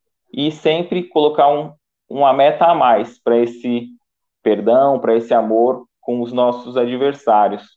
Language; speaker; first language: Portuguese; native; Portuguese